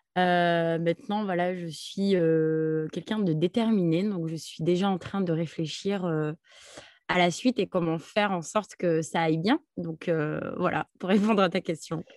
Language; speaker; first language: French; early bilingual, other home language; Arabic